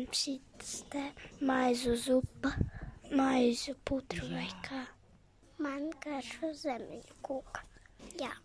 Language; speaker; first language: Latvian; early bilingual, heritage; Latvian